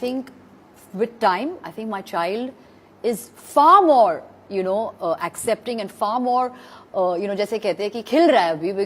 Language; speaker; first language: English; non-native, local second language; Hindi